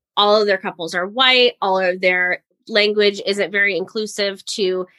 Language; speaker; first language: English; native; English